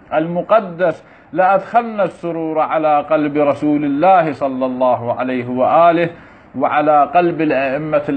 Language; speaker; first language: Arabic; native; Arabic